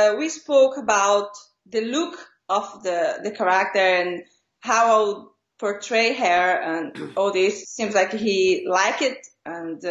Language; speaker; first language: English; non-native, fluent; Portuguese